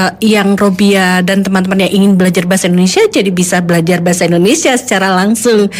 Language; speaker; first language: Indonesian; native; Indonesian